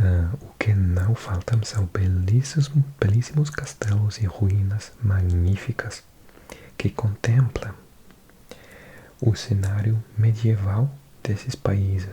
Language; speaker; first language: Portuguese; non-native, learner; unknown